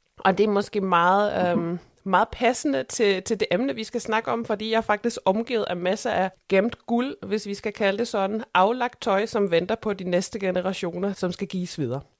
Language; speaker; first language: Danish; native; Danish